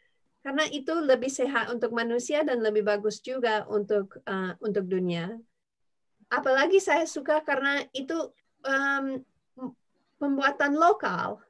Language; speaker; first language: Indonesian; non-native, fluent; English